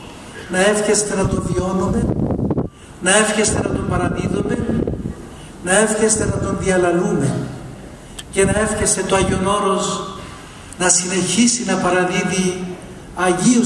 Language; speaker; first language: Greek; native; Greek